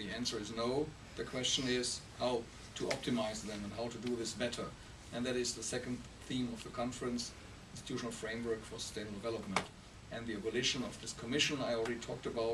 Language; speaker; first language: English; non-native, fluent; German